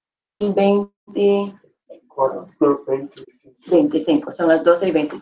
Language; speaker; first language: Spanish; non-native, learner; English